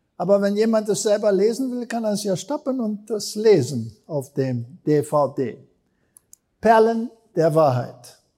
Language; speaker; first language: German; non-native, fluent; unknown